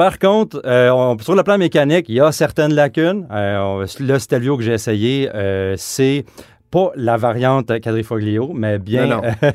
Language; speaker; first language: French; native; French